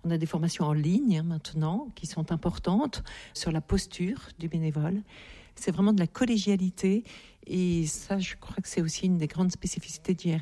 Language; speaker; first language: French; native; French